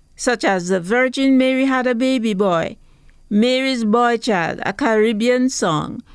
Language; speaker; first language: English; native; English